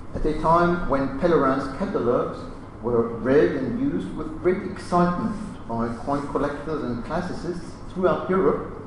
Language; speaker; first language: English; non-native, fluent; German